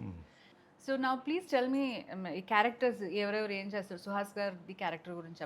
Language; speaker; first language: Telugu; non-native, local second language; Kannada